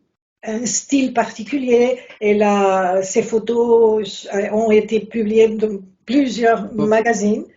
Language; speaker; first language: French; non-native, fluent; Spanish